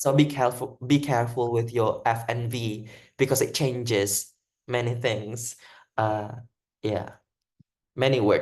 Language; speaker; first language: English; non-native, fluent; Indonesian